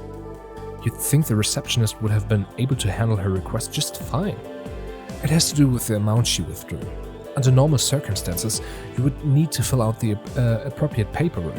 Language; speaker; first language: English; non-native, fluent; German